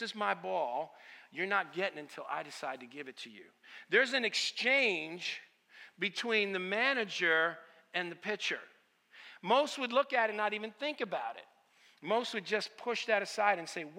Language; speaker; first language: English; early bilingual, other home language; Italian